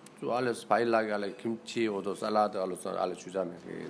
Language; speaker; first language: German; non-native, learner; Korean